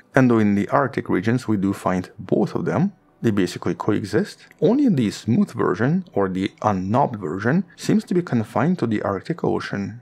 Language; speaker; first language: English; non-native, fluent; Russian